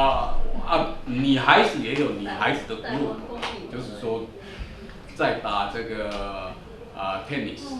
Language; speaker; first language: Chinese; non-native, local second language; Min Nan Chinese